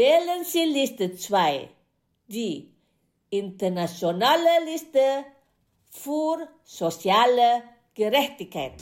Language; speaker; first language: German; non-native, fluent; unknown